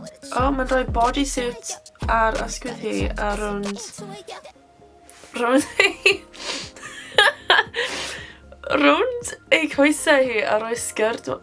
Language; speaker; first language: Welsh; non-native, local second language; English